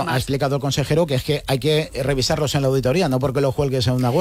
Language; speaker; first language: Spanish; native; Spanish